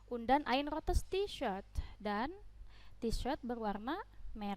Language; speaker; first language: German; non-native, fluent; Indonesian